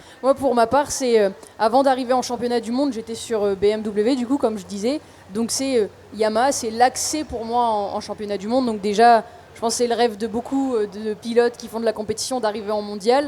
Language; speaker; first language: French; native; French